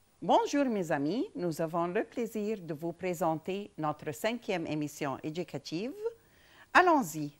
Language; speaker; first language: French; non-native, fluent; Arabic